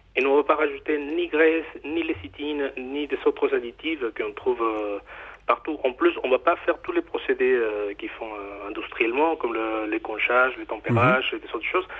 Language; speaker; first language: French; non-native, fluent; Spanish